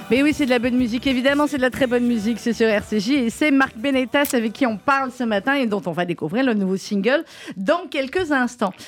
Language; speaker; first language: French; native; French